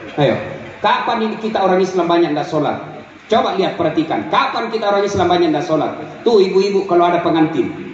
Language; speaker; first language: Indonesian; non-native, local second language; Buginese